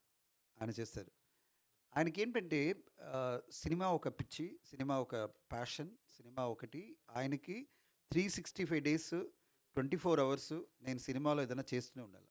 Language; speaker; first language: Telugu; non-native, learner; Tamil